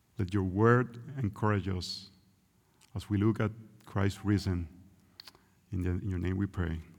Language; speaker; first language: English; non-native, local second language; Spanish